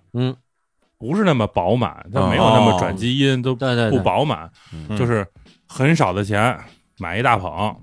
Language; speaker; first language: Chinese; native; Chinese